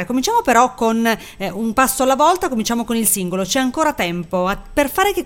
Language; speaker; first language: Italian; native; Italian